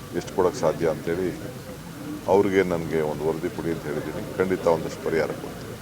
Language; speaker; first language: Kannada; native; Kannada